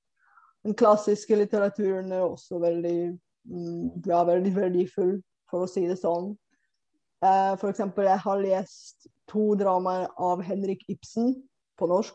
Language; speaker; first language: Norwegian; non-native, fluent; Bulgarian